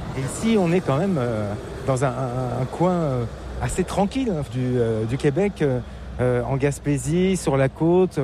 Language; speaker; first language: French; native; French